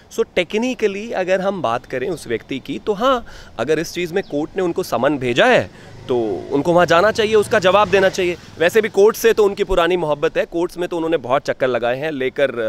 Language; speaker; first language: Hindi; native; Hindi